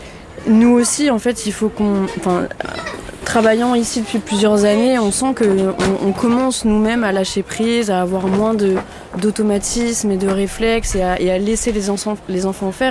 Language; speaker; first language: French; native; French